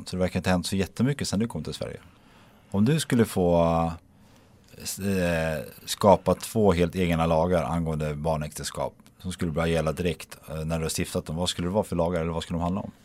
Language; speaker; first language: Swedish; native; Swedish